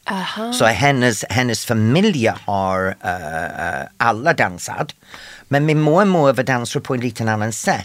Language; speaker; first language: Swedish; non-native, fluent; English